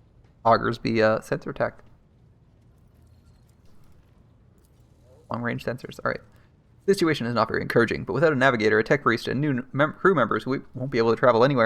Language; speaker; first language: English; native; English